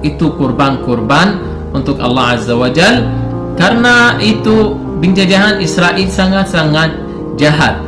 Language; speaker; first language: Indonesian; non-native, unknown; Arabic